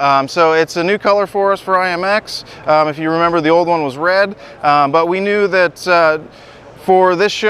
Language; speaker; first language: English; native; English